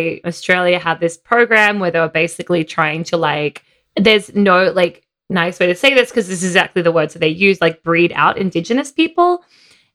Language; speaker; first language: English; native; English